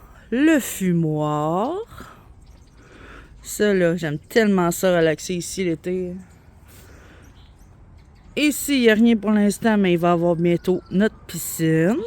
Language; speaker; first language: French; native; French